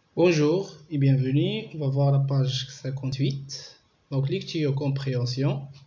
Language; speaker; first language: French; non-native, local second language; Arabic